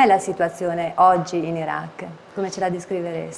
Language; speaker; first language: Italian; native; Italian